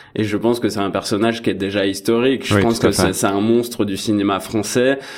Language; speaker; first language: French; native; French